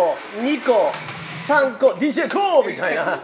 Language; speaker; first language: Japanese; native; Japanese